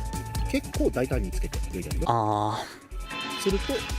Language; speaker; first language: Japanese; native; Japanese